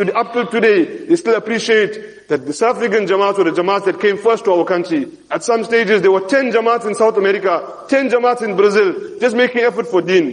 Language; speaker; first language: English; native; English